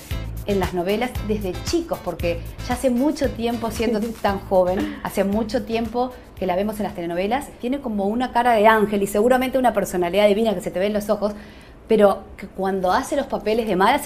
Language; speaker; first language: Spanish; native; Spanish